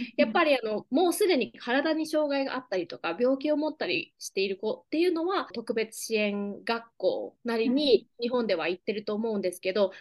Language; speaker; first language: Japanese; native; Japanese